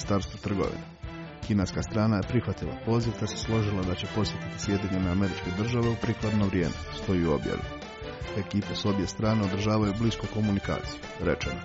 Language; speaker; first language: Croatian; native; Croatian